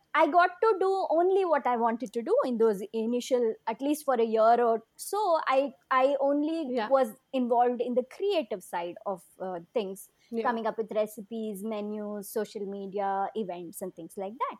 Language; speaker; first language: English; non-native, local second language; Kannada